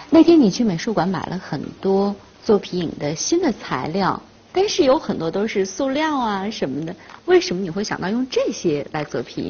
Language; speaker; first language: Chinese; native; Chinese